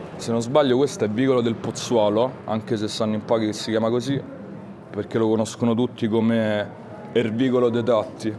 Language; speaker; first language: Italian; native; Italian